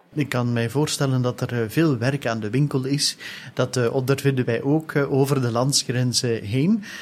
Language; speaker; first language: Dutch; native; Dutch